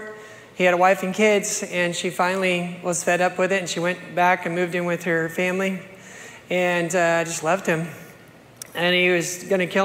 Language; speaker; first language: English; native; English